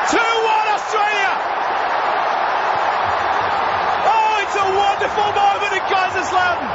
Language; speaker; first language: English; native; English